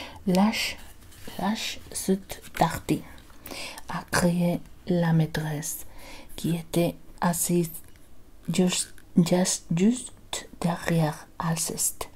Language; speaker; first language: French; non-native, learner; Spanish